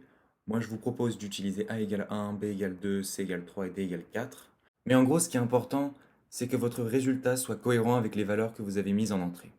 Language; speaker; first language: French; native; French